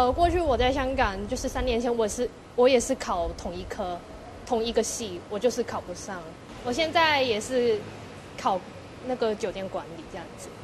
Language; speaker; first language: Chinese; non-native, local second language; Cantonese